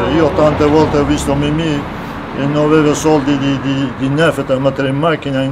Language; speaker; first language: Italian; non-native, learner; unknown